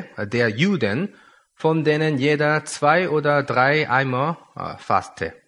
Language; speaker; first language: German; non-native, learner; Korean